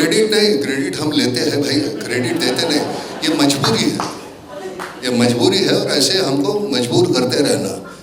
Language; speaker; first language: Hindi; non-native, local second language; Marathi